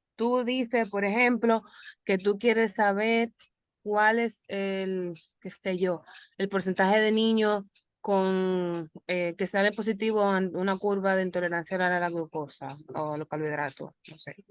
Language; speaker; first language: Spanish; native; Spanish